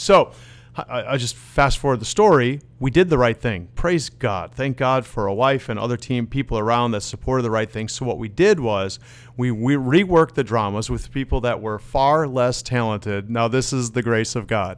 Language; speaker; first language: English; early bilingual, other home language; Dutch